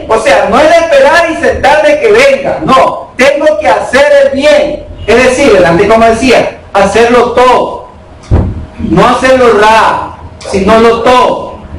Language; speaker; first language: Spanish; native; Spanish